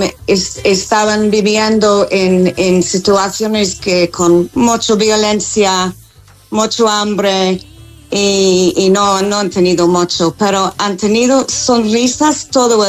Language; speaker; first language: Spanish; non-native, fluent; English